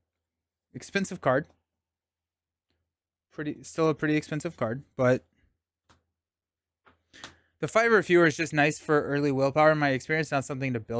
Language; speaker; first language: English; native; English